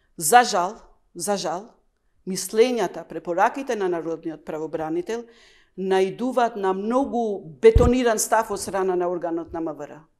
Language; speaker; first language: Macedonian; non-native, local second language; Albanian